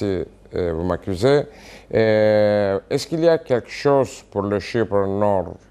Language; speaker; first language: French; non-native, fluent; Turkish